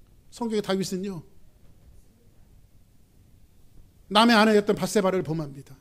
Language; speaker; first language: Korean; native; Korean